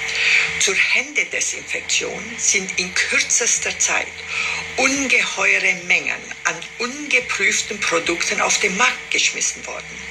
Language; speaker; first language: German; non-native, fluent; Romanian